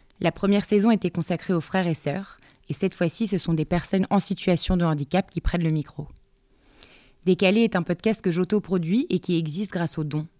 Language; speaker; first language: French; native; French